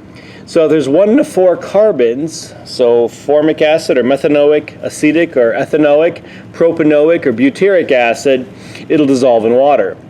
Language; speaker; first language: English; native; English